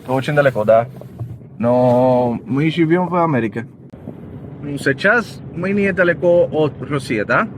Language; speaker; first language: Russian; non-native, learner; Spanish